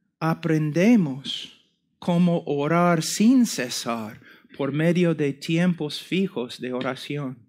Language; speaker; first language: Spanish; non-native, fluent; English